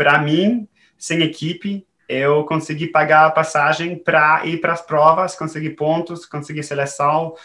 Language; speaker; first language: Portuguese; non-native, fluent; French